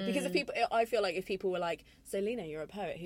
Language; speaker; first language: English; native; English